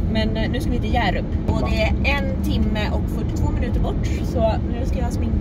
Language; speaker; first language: Swedish; native; Swedish